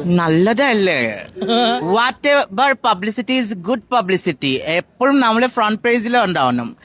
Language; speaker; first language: Malayalam; non-native, fluent; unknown